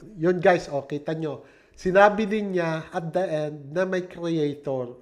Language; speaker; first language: Filipino; native; Filipino